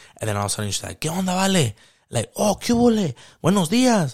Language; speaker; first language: Spanish; early bilingual, heritage; Spanish